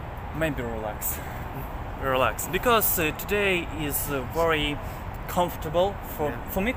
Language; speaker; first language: English; non-native, learner; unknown